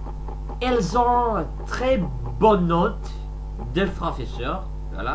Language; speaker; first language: French; non-native, learner; Sasak